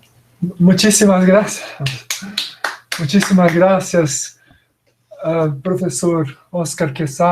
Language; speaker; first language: Spanish; non-native, fluent; Portuguese